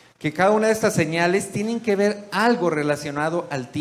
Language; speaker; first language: Spanish; native; Spanish